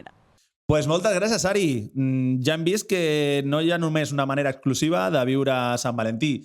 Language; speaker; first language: Catalan; native; Catalan